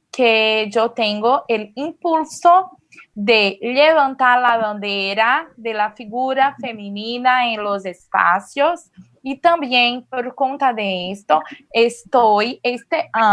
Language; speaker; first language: Spanish; non-native, fluent; Portuguese